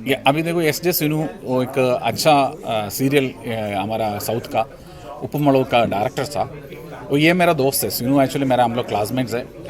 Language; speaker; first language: Hindi; non-native, local second language; Malayalam